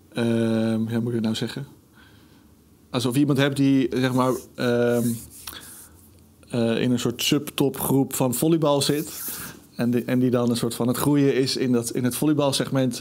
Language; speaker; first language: Dutch; native; Dutch